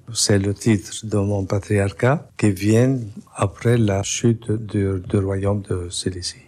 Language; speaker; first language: French; non-native, local second language; Armenian